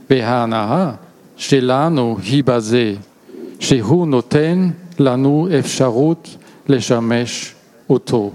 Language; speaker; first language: Hebrew; non-native, learner; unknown